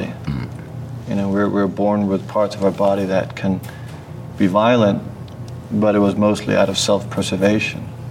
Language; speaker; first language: English; early bilingual, other home language; Danish